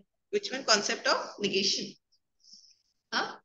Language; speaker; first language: English; non-native, local second language; Hindi